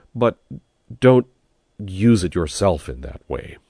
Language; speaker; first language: English; native; English